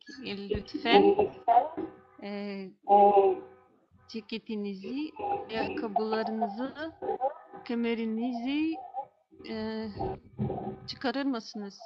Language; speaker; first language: Turkish; non-native, learner; Russian